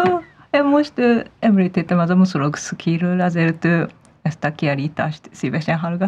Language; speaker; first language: Hungarian; non-native, fluent; Japanese